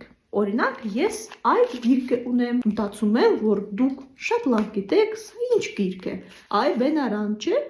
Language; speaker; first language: Armenian; non-native, learner; Russian